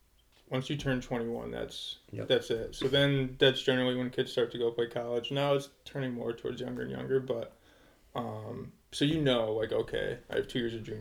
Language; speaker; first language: English; native; English